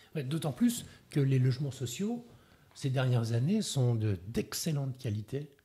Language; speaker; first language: French; native; French